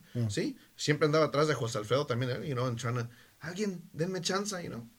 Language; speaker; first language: English; native; English